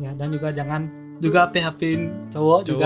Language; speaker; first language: Indonesian; native; Indonesian